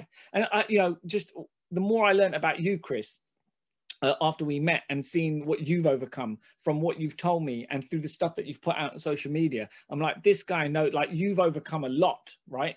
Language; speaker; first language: English; non-native, local second language; Hindi